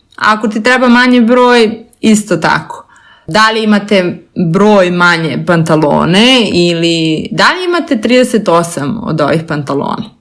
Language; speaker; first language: Serbian; native; Serbian